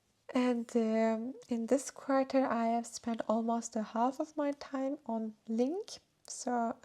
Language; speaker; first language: English; non-native, fluent; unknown